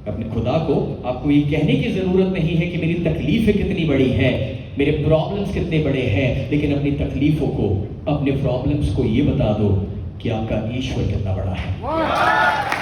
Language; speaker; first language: Hindi; non-native, local second language; Gujarati